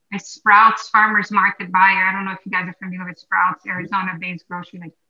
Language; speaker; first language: English; non-native, fluent; Portuguese